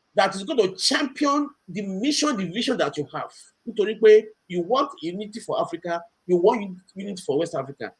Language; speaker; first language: English; non-native, local second language; Yoruba